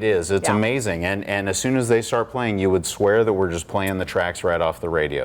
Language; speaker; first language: English; native; English